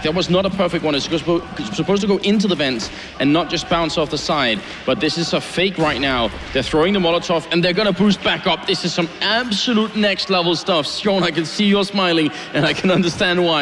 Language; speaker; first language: English; non-native, fluent; Swedish